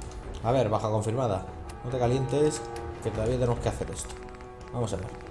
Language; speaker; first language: Spanish; native; Spanish